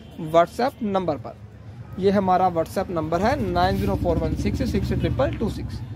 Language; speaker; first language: Hindi; non-native, local second language; Punjabi